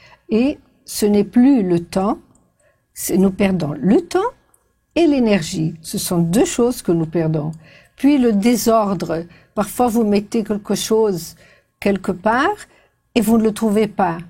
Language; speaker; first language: French; non-native, fluent; Portuguese